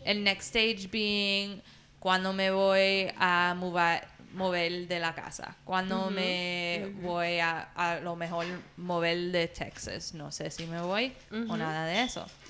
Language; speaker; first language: Spanish; early bilingual, heritage; Spanish